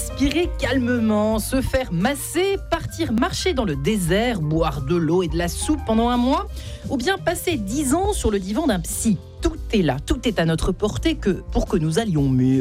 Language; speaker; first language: French; native; French